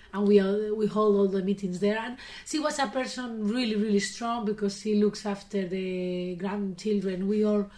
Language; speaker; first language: English; non-native, fluent; Spanish